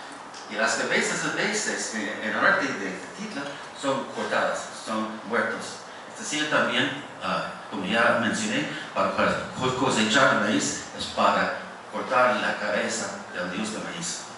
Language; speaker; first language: Spanish; non-native, fluent; English